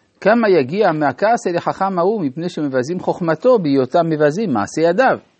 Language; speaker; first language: Hebrew; non-native, fluent; French